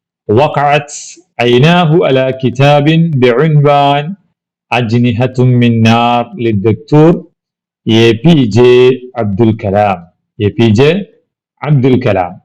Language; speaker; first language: Arabic; non-native, fluent; Malayalam